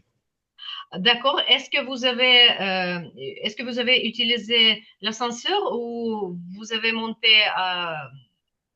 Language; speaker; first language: French; non-native, fluent; Ukrainian